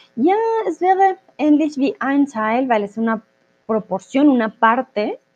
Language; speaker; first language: German; non-native, fluent; Spanish